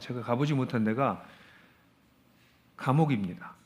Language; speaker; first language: Korean; native; Korean